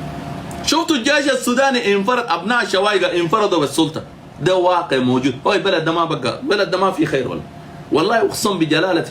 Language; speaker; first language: Arabic; native; Arabic